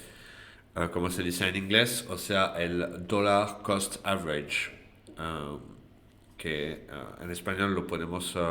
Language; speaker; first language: Spanish; non-native, fluent; French